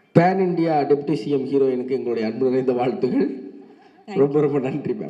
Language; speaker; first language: Tamil; native; Tamil